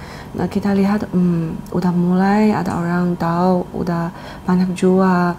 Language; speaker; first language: Indonesian; non-native, learner; Chinese